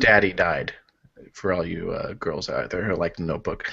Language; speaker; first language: English; native; English